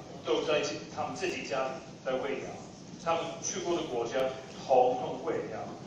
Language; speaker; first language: Chinese; non-native, fluent; English